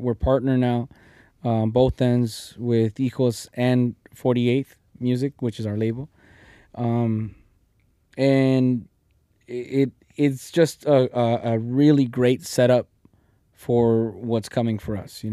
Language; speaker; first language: English; early bilingual, other home language; Spanish